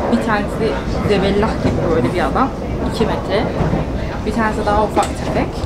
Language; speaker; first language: Turkish; early bilingual, heritage; Turkish